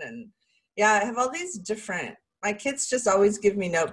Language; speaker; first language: English; native; English